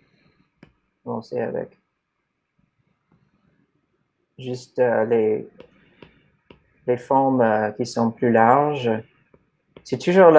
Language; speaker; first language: French; non-native, fluent; English